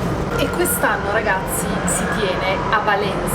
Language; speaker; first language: Italian; native; Italian